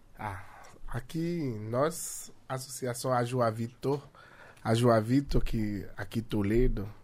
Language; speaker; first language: Portuguese; non-native, learner; Haitian Creole